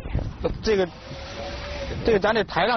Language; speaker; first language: Chinese; native; Chinese